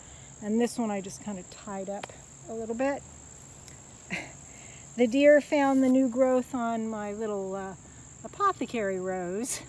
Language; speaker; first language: English; native; English